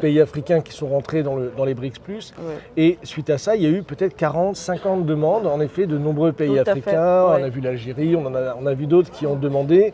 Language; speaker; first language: French; native; French